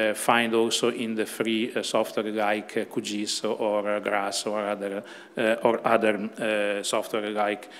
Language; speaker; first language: English; non-native, fluent; Italian